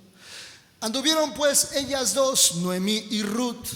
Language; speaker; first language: Spanish; native; Spanish